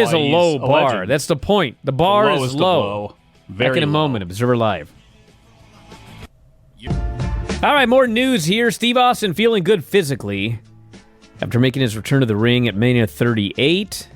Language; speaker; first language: English; native; English